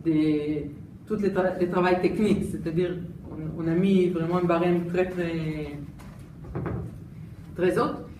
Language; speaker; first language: French; non-native, fluent; Hebrew